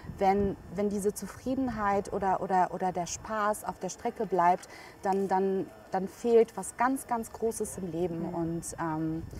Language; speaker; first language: German; early bilingual, other home language; Albanian